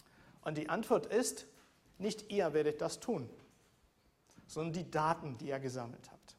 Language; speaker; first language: German; non-native, fluent; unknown